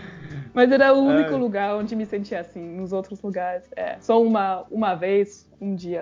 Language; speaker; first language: Portuguese; non-native, fluent; French